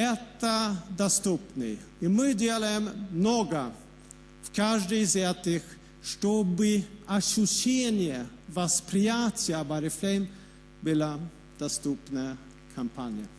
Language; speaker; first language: Russian; non-native, fluent; Swedish